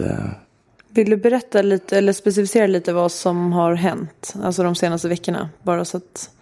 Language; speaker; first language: Swedish; native; Swedish